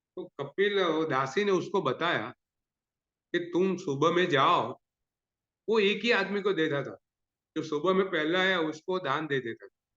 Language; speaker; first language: Hindi; non-native, local second language; Gujarati